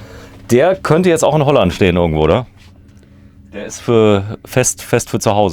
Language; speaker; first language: German; native; German